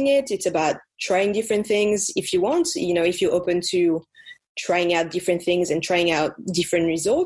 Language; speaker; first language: English; non-native, fluent; French